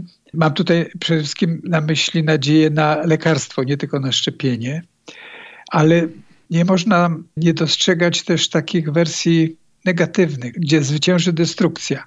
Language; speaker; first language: Polish; native; Polish